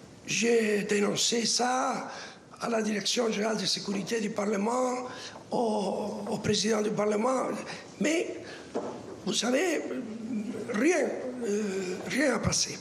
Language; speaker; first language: French; non-native, fluent; Spanish